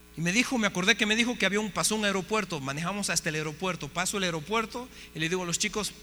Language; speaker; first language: Spanish; native; Spanish